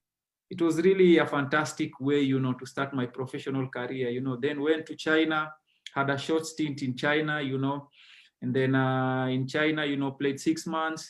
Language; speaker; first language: English; non-native, local second language; Swahili